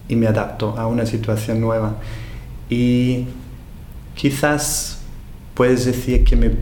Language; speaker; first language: Spanish; non-native, fluent; German